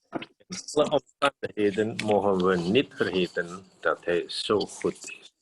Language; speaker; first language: Dutch; non-native, fluent; Indonesian